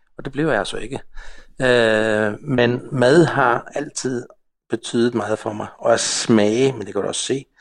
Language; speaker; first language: Danish; non-native, local second language; Faroese